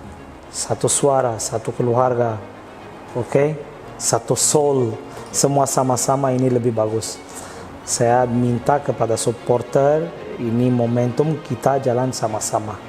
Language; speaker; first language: Indonesian; non-native, fluent; Portuguese